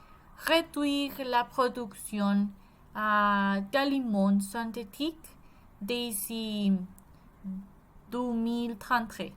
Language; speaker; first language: French; non-native, learner; Spanish